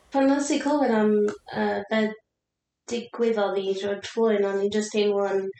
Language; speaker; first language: Welsh; non-native, fluent; English